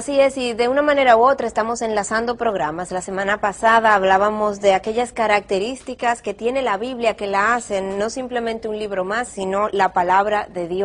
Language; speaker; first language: Spanish; native; Spanish